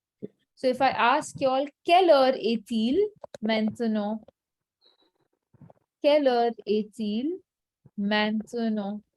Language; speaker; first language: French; non-native, fluent; Hindi